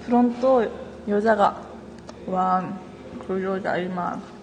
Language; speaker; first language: Korean; non-native, learner; Japanese